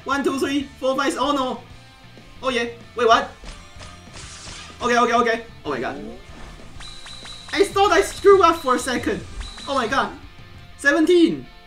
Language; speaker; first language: English; non-native, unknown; Chinese